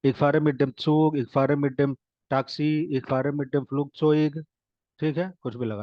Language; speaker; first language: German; non-native, fluent; Hindi